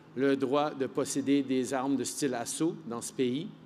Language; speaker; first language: French; early bilingual, heritage; French